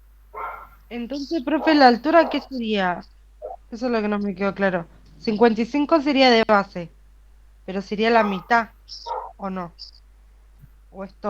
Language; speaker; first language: Spanish; native; Spanish